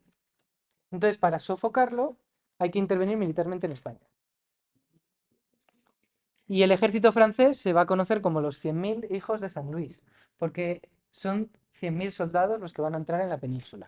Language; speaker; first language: Spanish; native; Spanish